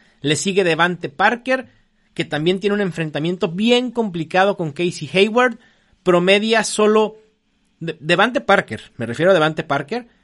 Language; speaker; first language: Spanish; native; Spanish